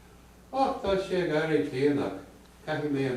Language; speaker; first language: Irish; non-native, learner; English